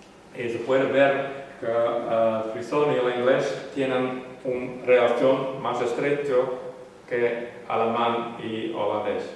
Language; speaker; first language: Spanish; non-native, learner; Western Frisian